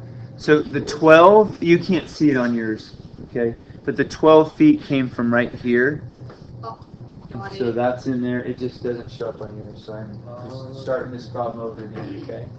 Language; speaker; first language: English; native; English